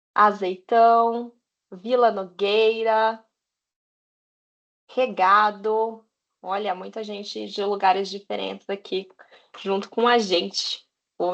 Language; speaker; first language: Portuguese; native; Portuguese